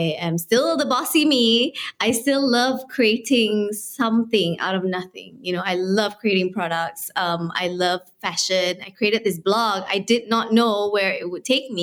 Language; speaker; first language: English; non-native, local second language; Malay